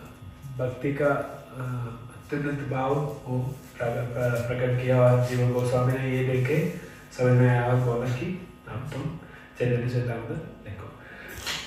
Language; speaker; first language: Hindi; non-native, fluent; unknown